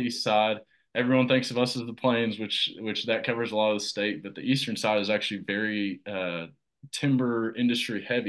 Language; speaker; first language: English; native; English